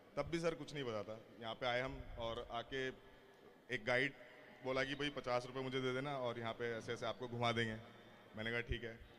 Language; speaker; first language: Hindi; native; Hindi